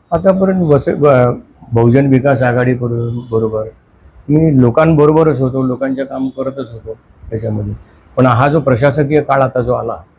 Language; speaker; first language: Marathi; native; Marathi